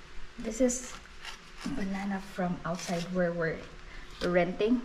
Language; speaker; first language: English; non-native, local second language; Cebuano